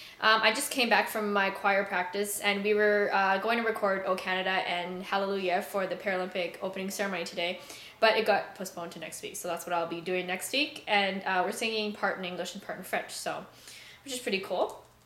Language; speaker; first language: English; native; English